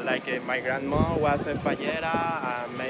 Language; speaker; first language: English; non-native, learner; Spanish